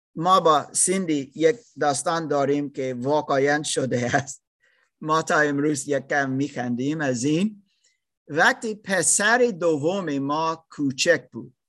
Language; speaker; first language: Persian; non-native, learner; German